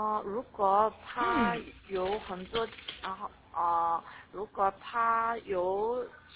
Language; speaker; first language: Chinese; non-native, learner; Korean